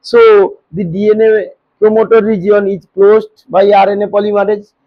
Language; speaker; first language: English; non-native, local second language; Bangla